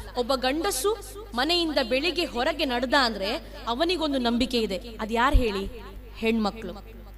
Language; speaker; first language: Kannada; non-native, local second language; Tulu